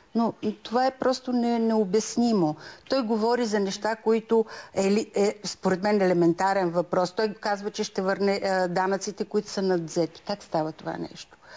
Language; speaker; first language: Bulgarian; native; Bulgarian